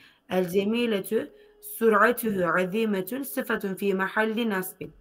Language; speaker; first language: Arabic; non-native, learner; Turkish